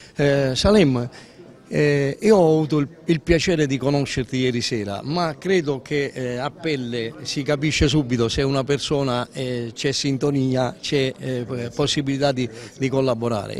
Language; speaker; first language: Italian; native; Italian